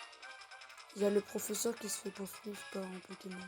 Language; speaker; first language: French; native; French